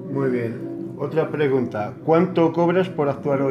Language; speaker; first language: Spanish; native; Spanish